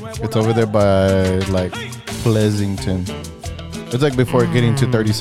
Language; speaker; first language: English; native; English